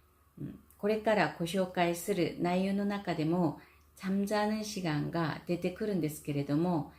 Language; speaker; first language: Japanese; non-native, fluent; Korean